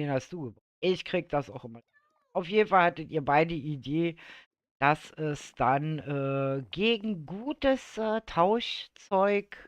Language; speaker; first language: German; native; German